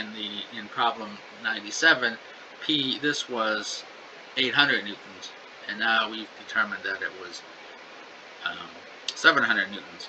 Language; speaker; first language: English; native; English